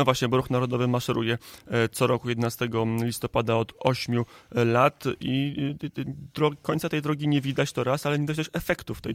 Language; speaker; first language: Polish; native; Polish